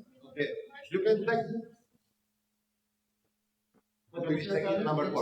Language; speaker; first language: English; non-native, learner; Indonesian